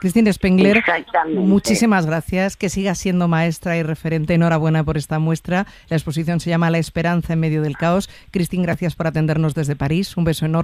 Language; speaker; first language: Spanish; native; Spanish